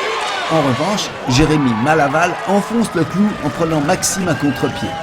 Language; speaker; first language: French; native; French